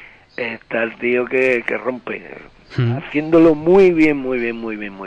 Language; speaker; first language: Spanish; native; Spanish